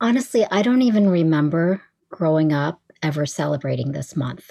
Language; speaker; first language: English; early bilingual, other home language; Vietnamese